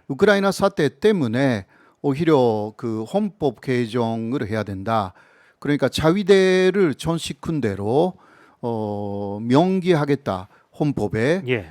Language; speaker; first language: Korean; non-native, fluent; Japanese